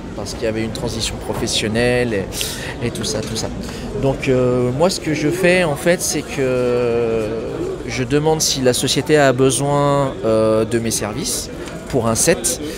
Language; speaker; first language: French; native; French